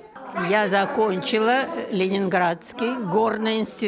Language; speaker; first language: Czech; non-native, learner; Russian